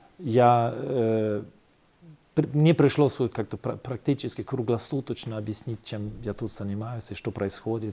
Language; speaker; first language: Russian; non-native, fluent; Swedish